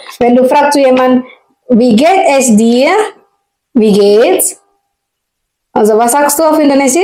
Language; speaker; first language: German; non-native, learner; Indonesian